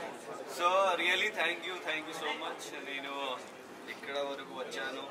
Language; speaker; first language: Telugu; non-native, local second language; Hindi